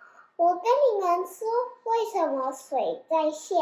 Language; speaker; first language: Chinese; early bilingual, heritage; Chinese